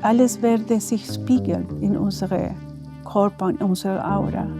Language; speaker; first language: German; non-native, learner; Spanish